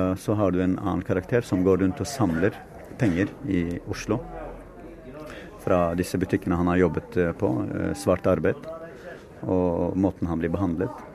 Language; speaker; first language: Norwegian; non-native, fluent; Kurdish